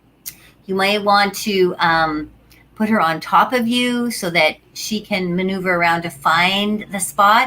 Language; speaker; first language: English; native; English